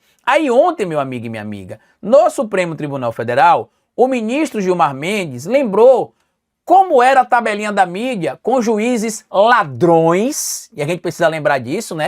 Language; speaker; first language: Portuguese; native; Portuguese